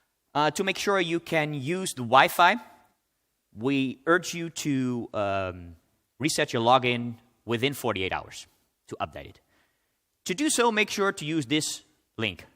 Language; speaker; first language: English; non-native, fluent; Dutch